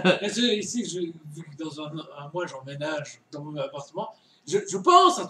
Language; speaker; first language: French; native; French